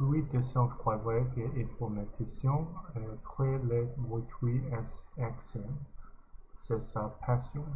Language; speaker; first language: French; non-native, learner; English